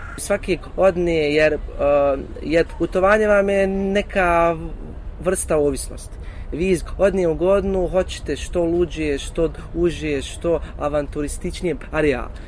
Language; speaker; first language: Bosnian; native; Bosnian